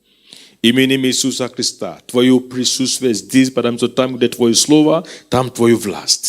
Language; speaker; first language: Russian; non-native, fluent; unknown